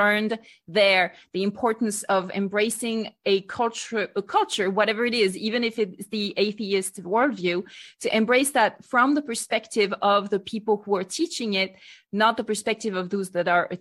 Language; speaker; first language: English; non-native, fluent; French